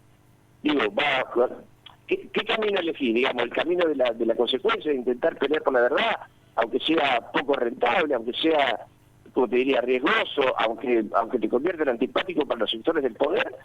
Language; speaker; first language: Spanish; native; Spanish